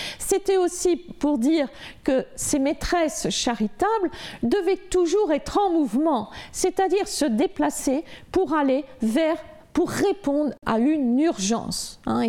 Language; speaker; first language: French; native; French